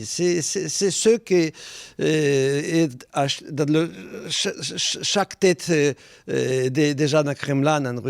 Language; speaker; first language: French; non-native, fluent; Russian